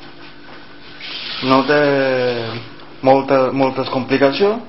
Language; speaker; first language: Catalan; non-native, learner; Spanish